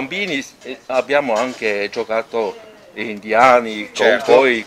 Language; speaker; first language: Italian; non-native, local second language; German